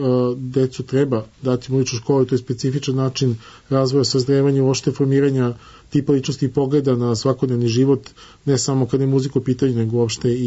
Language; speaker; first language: Serbian; native; Serbian